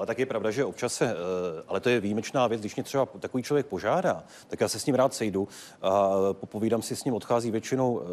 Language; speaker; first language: Czech; native; Czech